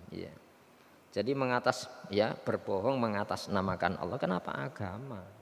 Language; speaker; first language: Indonesian; non-native, local second language; Javanese